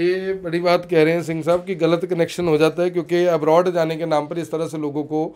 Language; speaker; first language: Hindi; native; Hindi